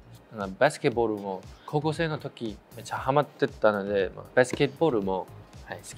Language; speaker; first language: Japanese; non-native, fluent; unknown